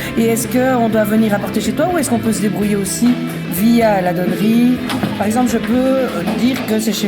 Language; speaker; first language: French; native; French